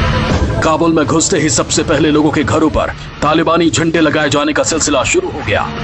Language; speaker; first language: Hindi; native; Hindi